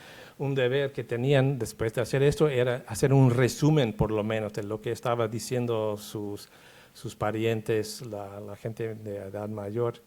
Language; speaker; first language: Spanish; non-native, fluent; English